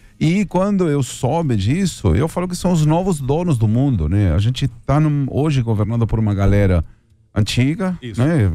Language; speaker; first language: Portuguese; non-native, fluent; Spanish